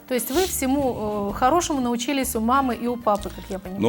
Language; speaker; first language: Russian; native; Russian